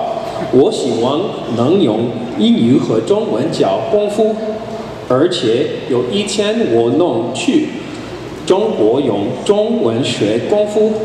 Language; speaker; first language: Chinese; non-native, learner; English